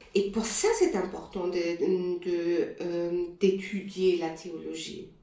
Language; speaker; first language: French; non-native, fluent; German